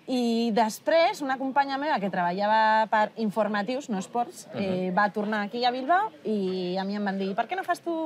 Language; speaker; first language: Catalan; non-native, fluent; Spanish